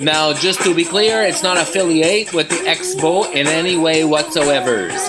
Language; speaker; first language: English; native; English